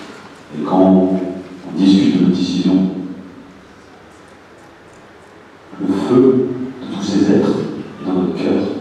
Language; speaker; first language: French; native; French